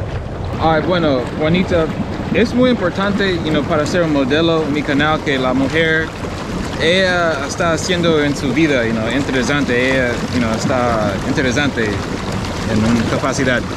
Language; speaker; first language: Spanish; non-native, learner; English